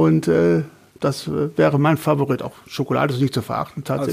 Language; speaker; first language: German; native; German